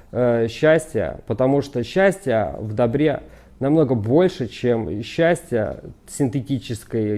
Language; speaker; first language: Russian; native; Russian